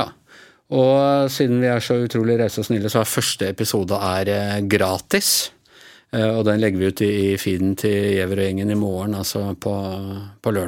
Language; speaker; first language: Norwegian; native; Norwegian